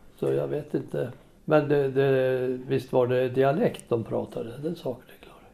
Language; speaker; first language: Swedish; native; Swedish